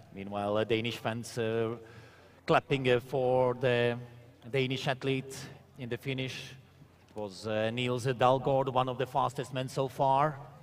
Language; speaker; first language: English; non-native, fluent; Latvian